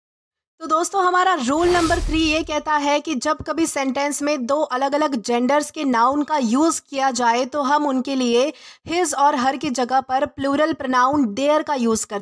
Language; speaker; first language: Hindi; native; Hindi